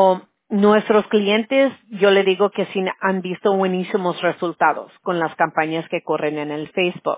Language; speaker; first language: Spanish; early bilingual, heritage; Spanish